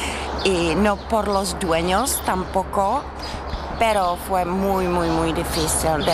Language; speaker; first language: Spanish; non-native, fluent; Czech